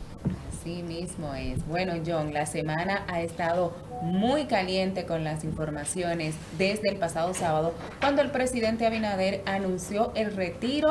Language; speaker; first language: Spanish; native; Spanish